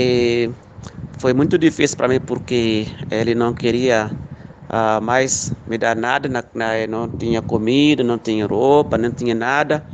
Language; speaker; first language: Portuguese; non-native, local second language; Fula